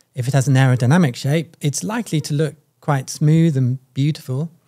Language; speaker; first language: English; native; English